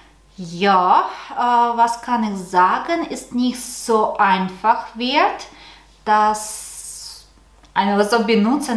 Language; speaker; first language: German; non-native, learner; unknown